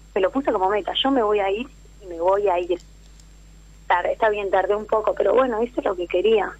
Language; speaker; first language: Spanish; native; Spanish